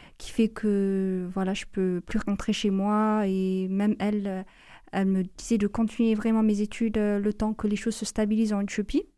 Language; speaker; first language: French; non-native, fluent; Amharic